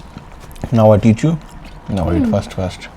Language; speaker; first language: English; non-native, local second language; Hindi